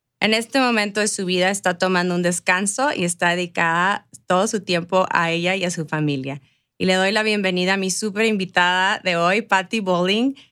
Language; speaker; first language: Spanish; native; Spanish